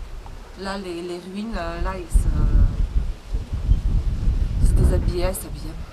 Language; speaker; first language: French; non-native, fluent; Bosnian